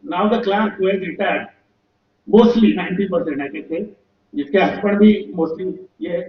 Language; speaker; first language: Hindi; non-native, local second language; Marathi